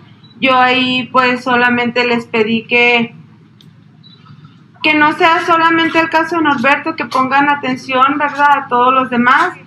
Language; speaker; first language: Spanish; native; Spanish